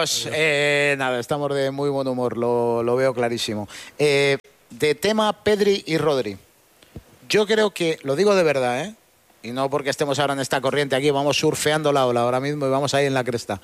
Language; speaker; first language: Spanish; native; Spanish